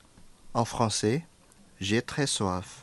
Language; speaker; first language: French; non-native, fluent; Indonesian